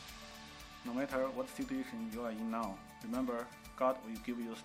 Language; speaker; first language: English; non-native, fluent; Chinese